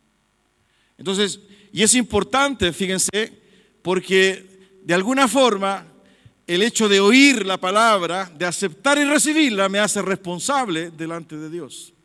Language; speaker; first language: Spanish; native; Spanish